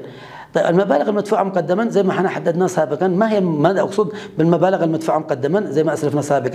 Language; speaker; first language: Arabic; native; Arabic